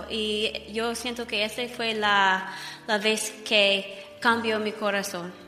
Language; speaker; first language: Spanish; non-native, fluent; English